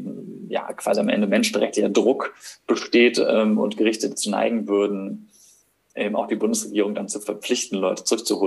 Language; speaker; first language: German; native; German